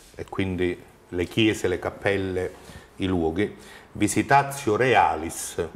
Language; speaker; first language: Italian; native; Italian